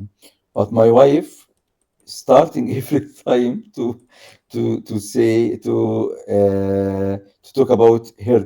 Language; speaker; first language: English; non-native, learner; Arabic